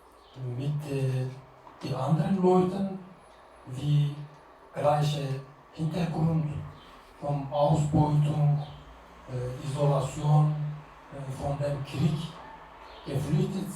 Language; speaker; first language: German; non-native, learner; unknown